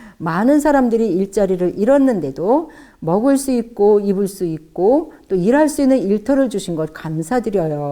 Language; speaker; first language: Korean; native; Korean